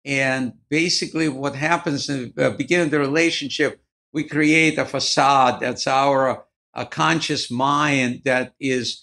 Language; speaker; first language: English; non-native, fluent; Ukrainian